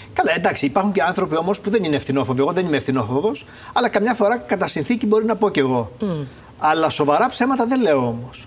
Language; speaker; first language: Greek; native; Greek